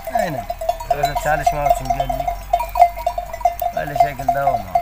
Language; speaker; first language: Turkish; non-native, learner; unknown